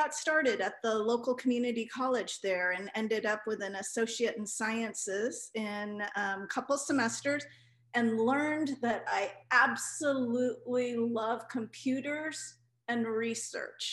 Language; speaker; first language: English; non-native, local second language; Punjabi